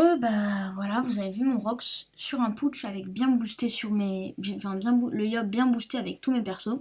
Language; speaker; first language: French; native; French